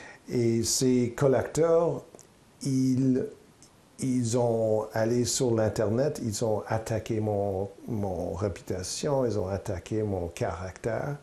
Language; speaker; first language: French; non-native, local second language; English